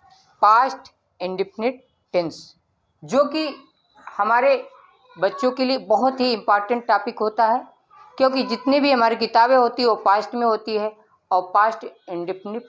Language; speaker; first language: Hindi; native; Hindi